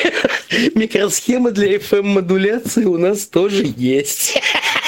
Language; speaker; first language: Russian; native; Russian